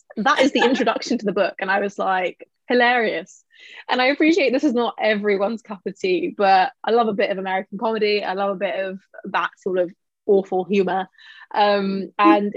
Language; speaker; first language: English; native; English